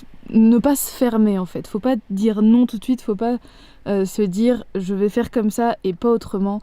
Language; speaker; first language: French; native; French